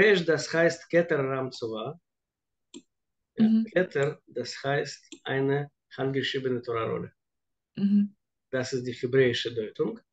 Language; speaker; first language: German; non-native, fluent; Russian